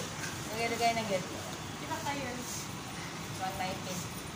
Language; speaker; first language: Filipino; non-native, local second language; Cebuano